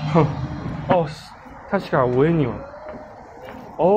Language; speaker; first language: Japanese; non-native, learner; English